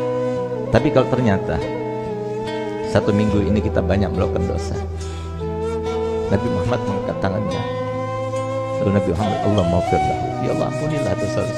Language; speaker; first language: Indonesian; native; Indonesian